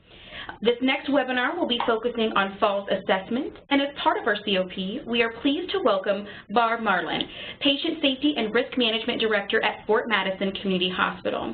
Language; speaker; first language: English; native; English